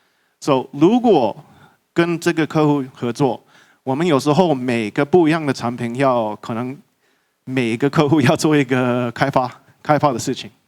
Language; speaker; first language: Chinese; early bilingual, heritage; English